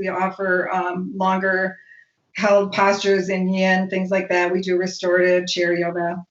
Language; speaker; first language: English; native; English